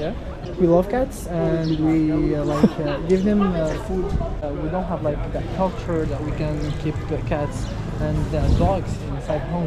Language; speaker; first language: English; non-native, fluent; Arabic